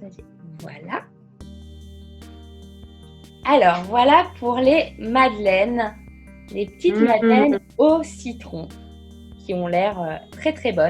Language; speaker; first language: French; native; French